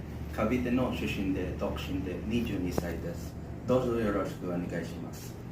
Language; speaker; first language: Japanese; non-native, learner; Filipino